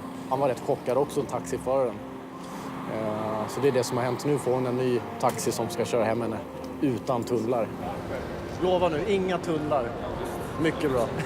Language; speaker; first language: Swedish; native; Swedish